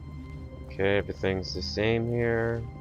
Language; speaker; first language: English; native; English